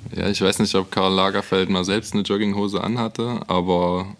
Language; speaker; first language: German; native; German